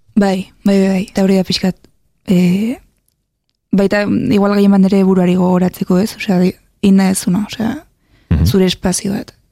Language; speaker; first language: Basque; native; Basque